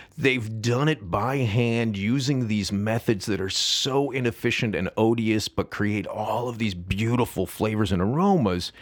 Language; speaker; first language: English; native; English